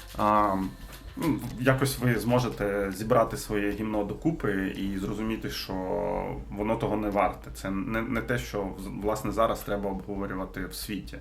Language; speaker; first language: Ukrainian; non-native, local second language; Russian